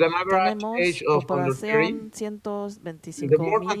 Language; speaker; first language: Spanish; non-native, learner; Chinese